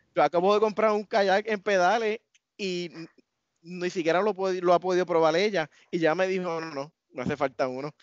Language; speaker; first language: Spanish; native; Spanish